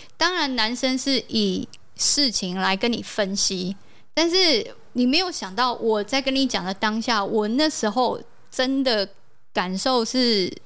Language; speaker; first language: Chinese; native; Chinese